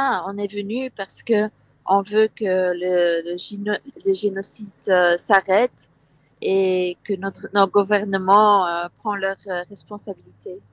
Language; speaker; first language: French; non-native, local second language; Dutch